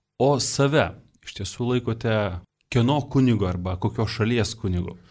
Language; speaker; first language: Lithuanian; native; Lithuanian